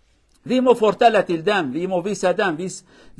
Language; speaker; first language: Norwegian; non-native, learner; Kurdish